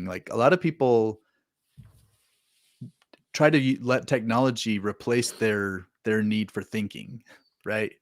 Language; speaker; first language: English; native; English